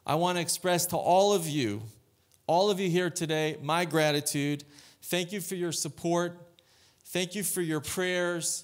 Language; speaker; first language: English; native; English